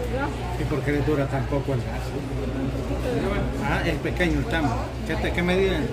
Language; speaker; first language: Spanish; native; Spanish